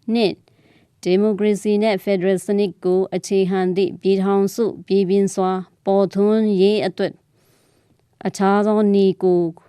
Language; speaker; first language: Burmese; non-native, local second language; Tedim Chin